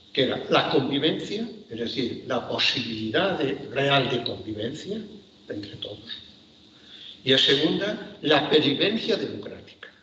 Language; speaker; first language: Spanish; native; Spanish